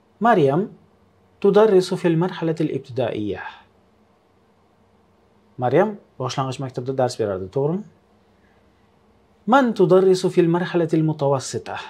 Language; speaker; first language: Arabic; non-native, fluent; Uzbek